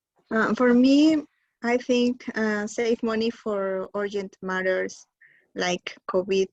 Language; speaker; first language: English; non-native, learner; Spanish